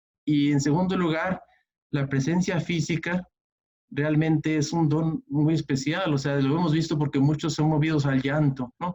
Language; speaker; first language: Spanish; native; Spanish